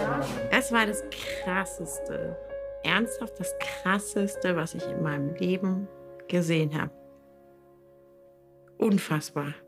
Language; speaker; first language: German; native; German